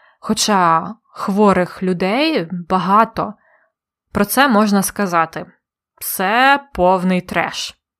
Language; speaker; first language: Ukrainian; native; Ukrainian